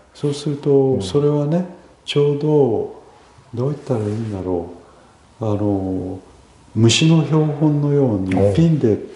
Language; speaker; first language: Japanese; early bilingual, other home language; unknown